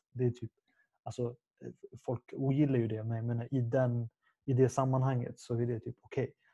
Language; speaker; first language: Swedish; early bilingual, other home language; Persian